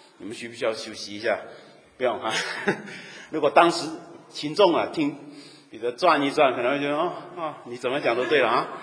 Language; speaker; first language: Chinese; native; Chinese